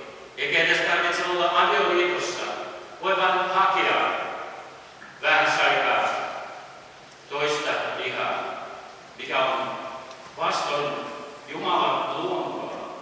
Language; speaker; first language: Finnish; early bilingual, heritage; Finnish